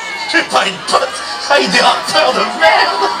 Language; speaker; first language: French; native; French